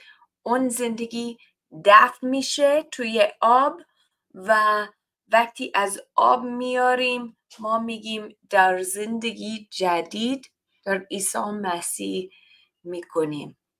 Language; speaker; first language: Persian; non-native, learner; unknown